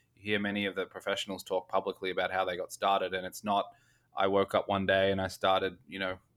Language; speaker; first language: English; native; English